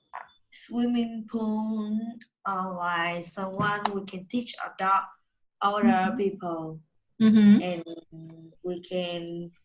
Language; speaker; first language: English; non-native, learner; Vietnamese